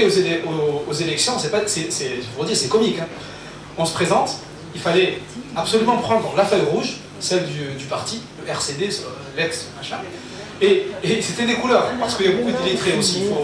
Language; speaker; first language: French; early bilingual, other home language; Arabic